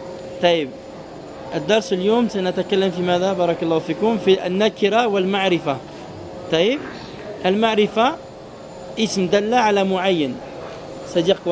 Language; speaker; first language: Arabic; non-native, fluent; French